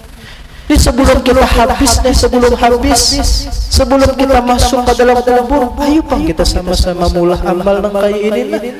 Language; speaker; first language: Indonesian; non-native, local second language; Banjar